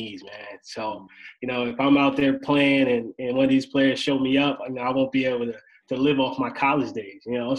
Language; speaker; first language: English; native; English